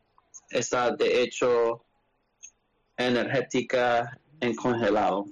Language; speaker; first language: Spanish; non-native, learner; English